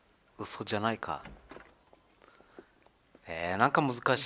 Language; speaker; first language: Japanese; non-native, learner; German